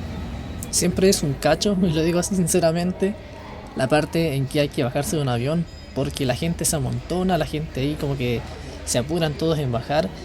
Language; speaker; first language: Spanish; native; Spanish